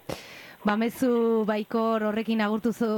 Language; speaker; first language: Basque; native; Basque